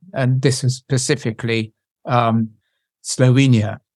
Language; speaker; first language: English; native; English